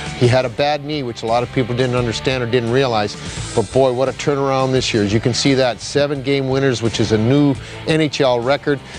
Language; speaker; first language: English; native; English